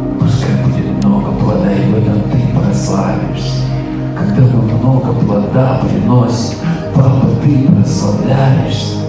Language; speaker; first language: Russian; native; Russian